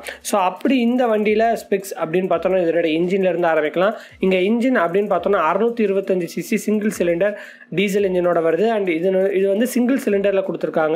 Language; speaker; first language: Tamil; native; Tamil